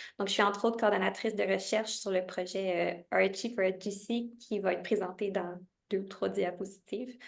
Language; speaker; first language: French; native; French